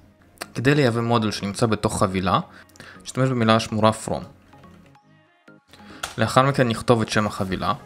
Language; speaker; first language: Hebrew; native; Hebrew